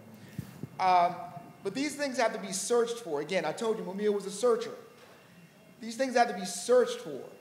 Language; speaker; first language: English; native; English